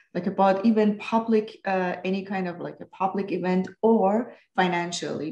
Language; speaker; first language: English; non-native, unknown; Persian